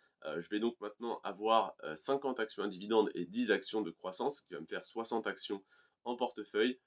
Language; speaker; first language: French; native; French